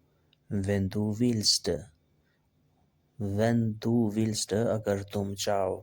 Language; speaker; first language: German; non-native, learner; Urdu